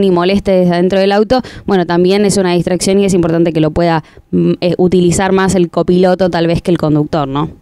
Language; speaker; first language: Spanish; native; Spanish